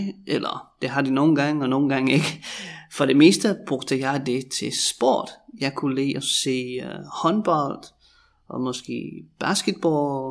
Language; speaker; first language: Danish; non-native, fluent; English